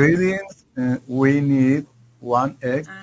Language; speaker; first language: English; non-native, learner; Spanish